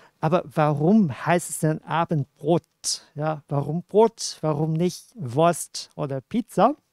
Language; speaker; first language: German; non-native, fluent; Cantonese